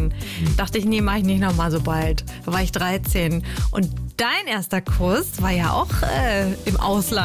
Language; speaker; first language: German; native; German